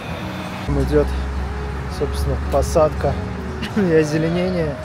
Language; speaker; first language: Russian; native; Russian